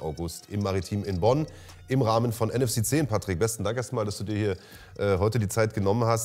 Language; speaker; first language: German; native; German